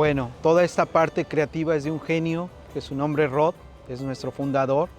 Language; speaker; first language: Spanish; native; Spanish